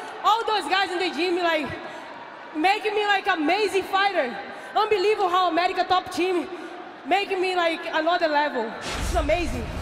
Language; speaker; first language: English; non-native, learner; Portuguese